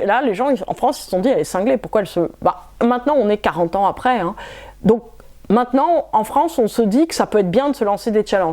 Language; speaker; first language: French; native; French